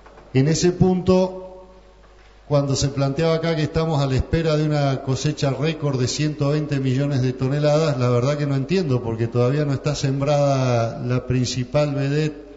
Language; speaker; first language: Spanish; native; Spanish